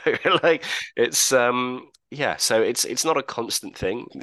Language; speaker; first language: English; native; English